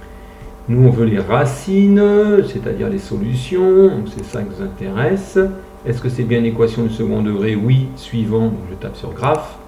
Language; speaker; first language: French; native; French